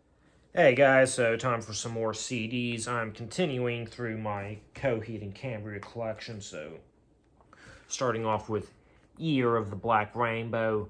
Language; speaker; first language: English; native; English